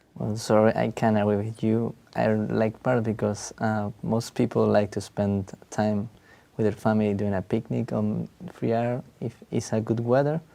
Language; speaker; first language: English; non-native, fluent; Spanish